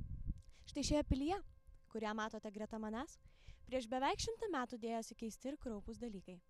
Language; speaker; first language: Lithuanian; native; Lithuanian